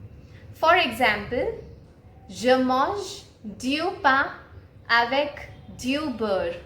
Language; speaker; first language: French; non-native, fluent; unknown